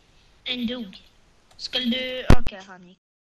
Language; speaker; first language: Swedish; non-native, learner; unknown